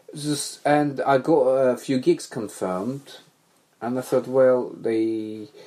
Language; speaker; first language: English; non-native, fluent; Belarusian